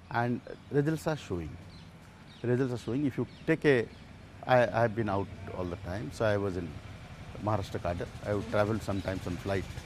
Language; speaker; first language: English; non-native, local second language; Odia